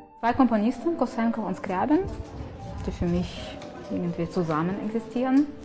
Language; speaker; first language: German; non-native, fluent; Ukrainian